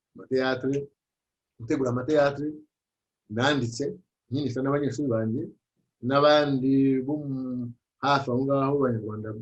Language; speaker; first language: Kinyarwanda; early bilingual, heritage; Kinyarwanda